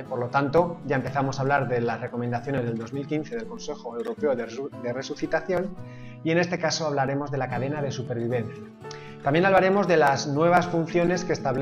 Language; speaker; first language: Spanish; native; Spanish